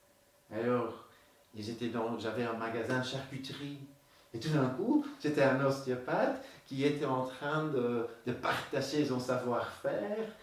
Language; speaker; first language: French; non-native, local second language; Dutch